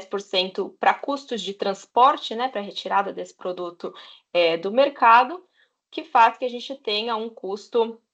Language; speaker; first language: Portuguese; native; Portuguese